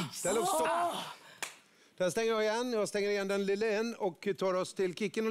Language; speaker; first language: Swedish; native; Swedish